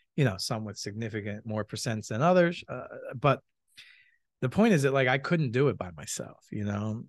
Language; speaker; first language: English; native; English